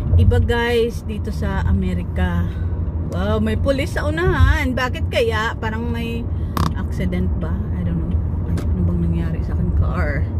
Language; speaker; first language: Filipino; non-native, local second language; Cebuano